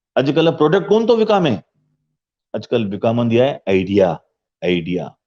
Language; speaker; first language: Sindhi; early bilingual, heritage; Sindhi